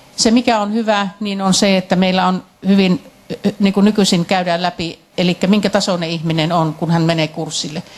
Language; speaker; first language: Finnish; native; Finnish